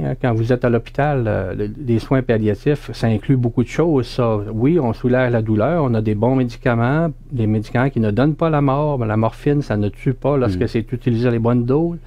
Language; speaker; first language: French; native; French